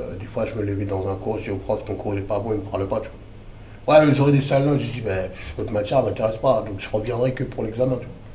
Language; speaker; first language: French; early bilingual, other home language; Lingala